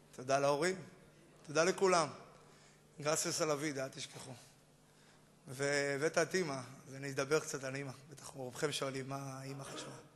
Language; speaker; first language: Hebrew; native; Hebrew